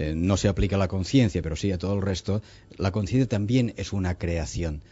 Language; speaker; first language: Spanish; native; Spanish